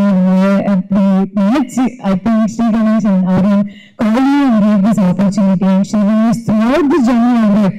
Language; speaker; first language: Tamil; non-native, learner; English